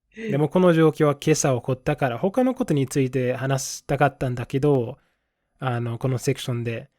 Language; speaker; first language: Japanese; non-native, fluent; English